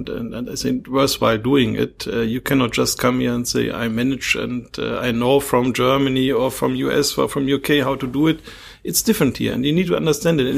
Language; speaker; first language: English; non-native, fluent; German